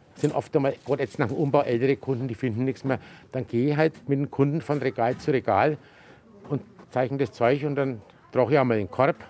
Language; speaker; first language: German; native; German